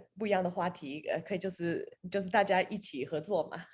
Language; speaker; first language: Chinese; early bilingual, heritage; Chinese